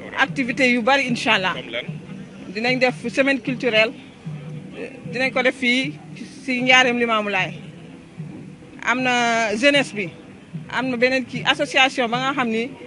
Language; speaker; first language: Wolof; non-native, local second language; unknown